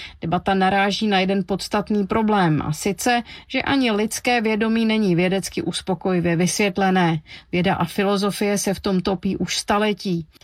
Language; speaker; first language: Czech; native; Czech